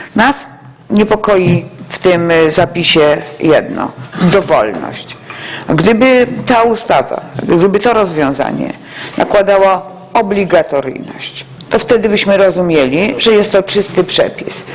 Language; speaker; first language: Polish; native; Polish